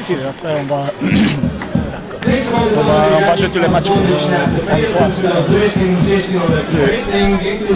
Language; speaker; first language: French; non-native, fluent; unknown